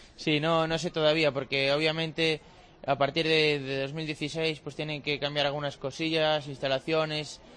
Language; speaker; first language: Spanish; native; Spanish